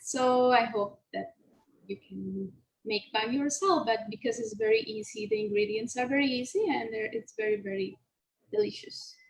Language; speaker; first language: English; non-native, learner; Spanish